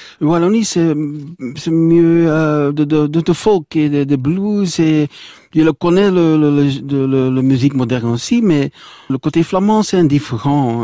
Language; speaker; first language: French; non-native, local second language; Dutch